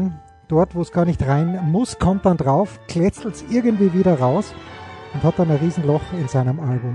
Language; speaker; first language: German; native; German